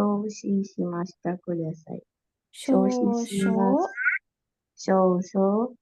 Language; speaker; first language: Japanese; non-native, learner; Indonesian